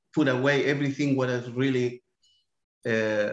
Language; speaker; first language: English; non-native, fluent; Spanish